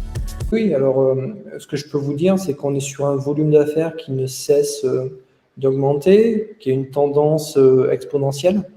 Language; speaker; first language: French; native; French